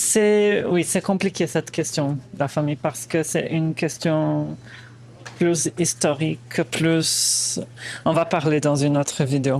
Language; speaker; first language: French; non-native, fluent; Portuguese